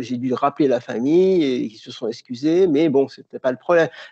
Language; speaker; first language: French; native; French